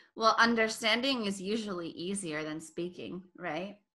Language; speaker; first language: English; native; English